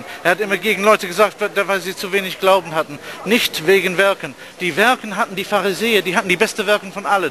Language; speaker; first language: German; non-native, fluent; English